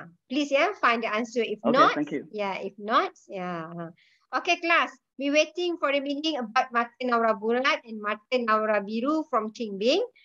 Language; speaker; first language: English; non-native, local second language; Malay